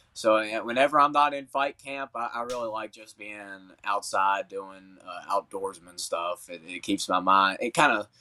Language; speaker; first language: English; native; English